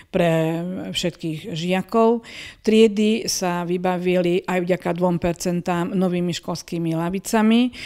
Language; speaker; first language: Slovak; native; Slovak